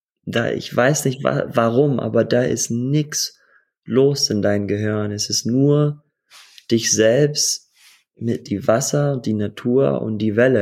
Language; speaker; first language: German; early bilingual, heritage; German